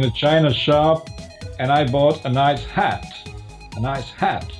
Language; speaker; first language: English; non-native, fluent; Croatian